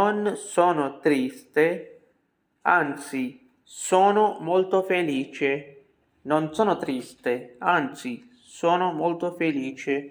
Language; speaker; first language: Italian; non-native, fluent; Urdu